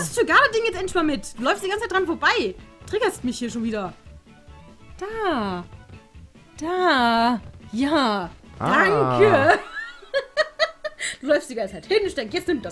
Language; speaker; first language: German; native; German